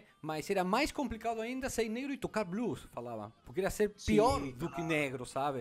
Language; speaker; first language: Portuguese; non-native, learner; Spanish